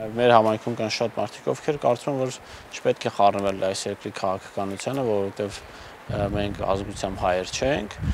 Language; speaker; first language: Armenian; non-native, local second language; Kurdish